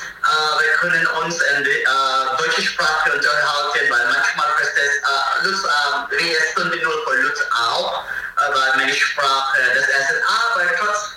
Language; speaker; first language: German; non-native, learner; Filipino